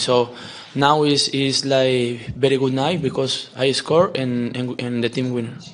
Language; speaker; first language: English; non-native, learner; Spanish